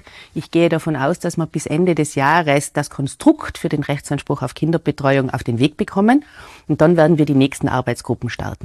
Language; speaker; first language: German; native; German